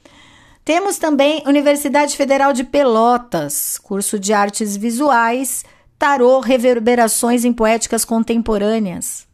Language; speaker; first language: Portuguese; native; Portuguese